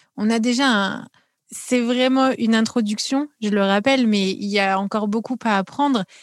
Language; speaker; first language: French; native; French